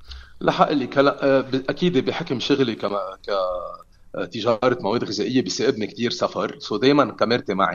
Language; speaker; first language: Arabic; native; Arabic